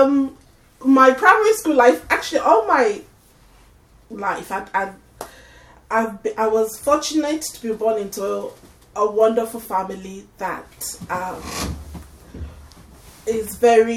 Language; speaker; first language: English; non-native, local second language; Yoruba